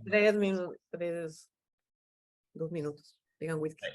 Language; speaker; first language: Spanish; native; Spanish